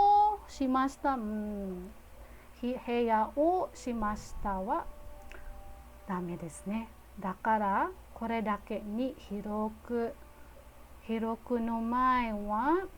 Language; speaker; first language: Japanese; non-native, fluent; Filipino